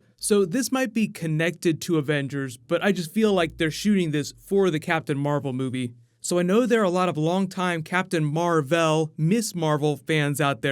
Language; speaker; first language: English; native; English